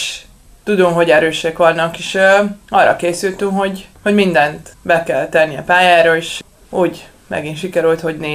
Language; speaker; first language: Hungarian; non-native, learner; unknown